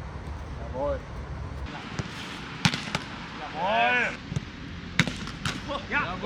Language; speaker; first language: German; native; German